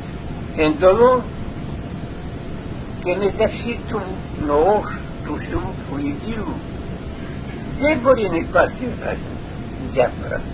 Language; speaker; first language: Greek; non-native, fluent; Russian